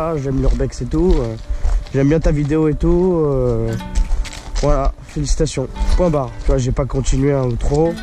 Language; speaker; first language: French; native; French